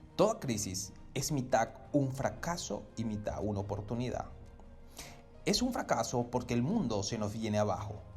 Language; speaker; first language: Spanish; native; Spanish